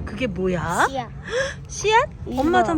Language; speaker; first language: Korean; native; Korean